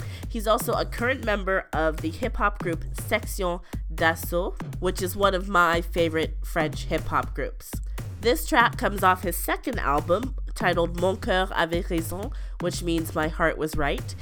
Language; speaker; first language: English; native; English